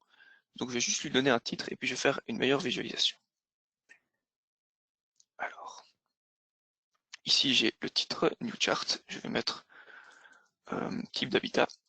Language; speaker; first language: French; native; French